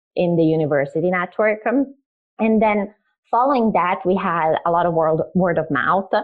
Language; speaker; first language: English; early bilingual, other home language; Italian